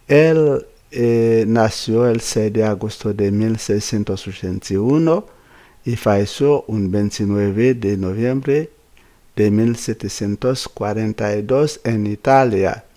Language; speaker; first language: Spanish; non-native, fluent; Haitian Creole